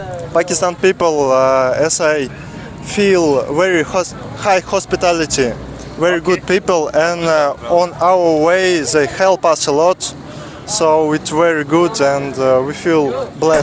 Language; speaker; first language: English; non-native, learner; Russian